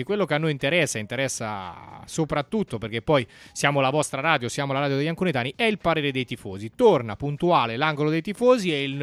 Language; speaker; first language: Italian; native; Italian